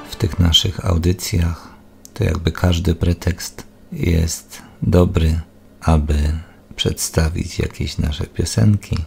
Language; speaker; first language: Polish; native; Polish